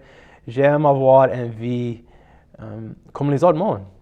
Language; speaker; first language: French; non-native, local second language; English